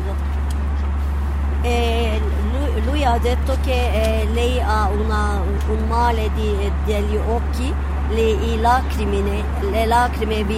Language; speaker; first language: Italian; non-native, fluent; Turkish